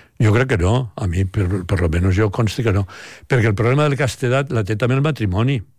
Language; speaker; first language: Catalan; native; Catalan